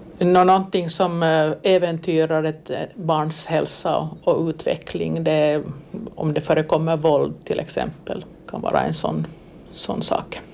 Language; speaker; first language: Swedish; native; Swedish